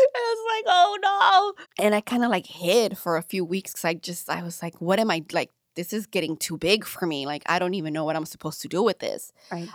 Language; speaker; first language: English; native; English